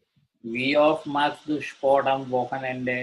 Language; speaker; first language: German; non-native, learner; Gujarati